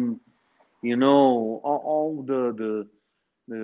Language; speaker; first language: English; non-native, fluent; Portuguese